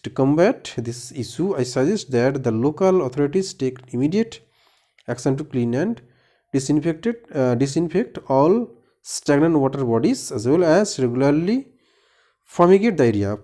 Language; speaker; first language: English; non-native, local second language; Bangla